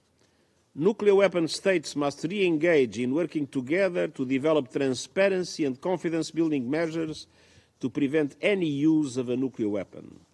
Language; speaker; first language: English; non-native, fluent; Portuguese